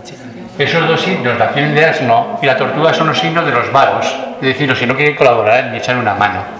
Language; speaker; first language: Spanish; native; Spanish